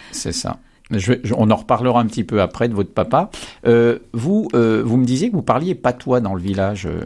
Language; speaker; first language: French; native; French